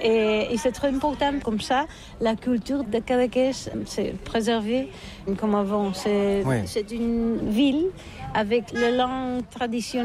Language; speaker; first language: French; non-native, learner; Catalan